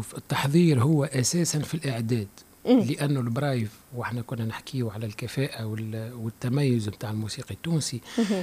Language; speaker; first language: Arabic; native; Arabic